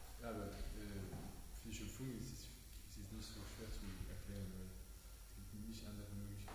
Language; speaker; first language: German; non-native, learner; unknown